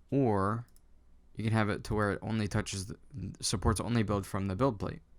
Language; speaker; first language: English; native; English